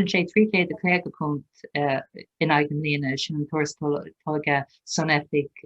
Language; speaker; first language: Irish; non-native, local second language; English